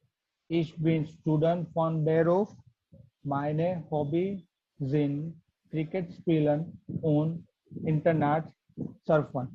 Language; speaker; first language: German; non-native, learner; Gujarati